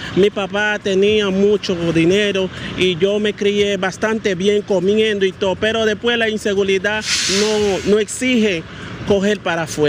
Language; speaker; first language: Spanish; non-native, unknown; Haitian Creole